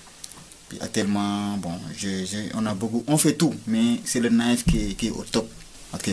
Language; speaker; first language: French; non-native, local second language; Wolof